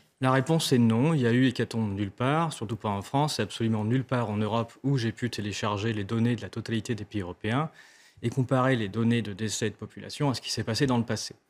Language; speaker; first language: French; native; French